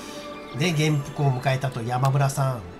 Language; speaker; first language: Japanese; native; Japanese